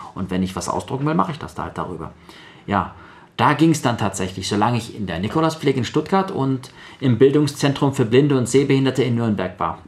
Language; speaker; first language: German; early bilingual, other home language; Russian